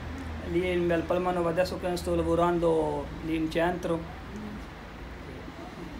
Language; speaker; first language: Italian; non-native, learner; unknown